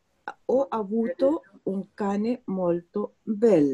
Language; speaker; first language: Italian; non-native, learner; Spanish